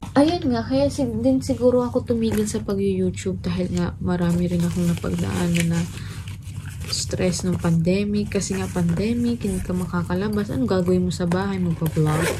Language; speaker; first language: Filipino; native; Filipino